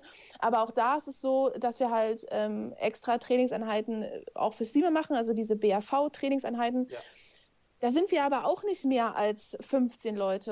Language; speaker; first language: German; native; German